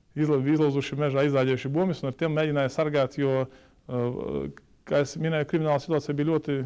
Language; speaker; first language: Latvian; native; Latvian